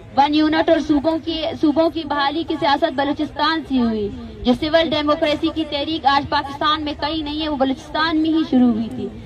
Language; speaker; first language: Urdu; non-native, local second language; Baluchi